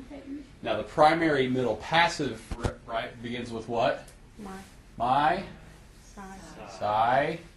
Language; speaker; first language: English; native; English